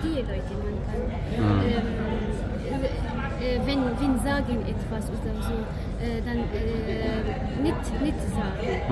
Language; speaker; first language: German; non-native, learner; Arabic